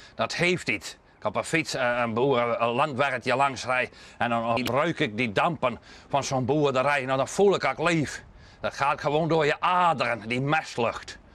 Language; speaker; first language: Dutch; non-native, local second language; Western Frisian